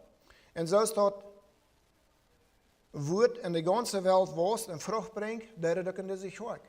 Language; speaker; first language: German; non-native, learner; Plautdietsch